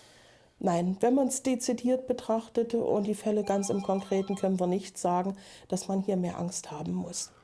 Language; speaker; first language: German; native; German